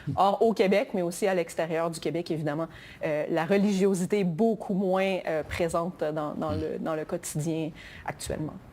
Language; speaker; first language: French; native; French